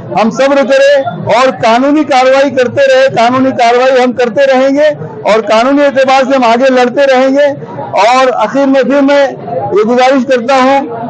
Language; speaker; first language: Urdu; native; Urdu